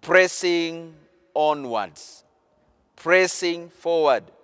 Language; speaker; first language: English; non-native, local second language; Swahili